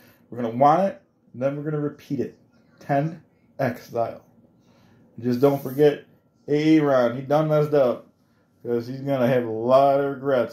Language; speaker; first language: English; native; English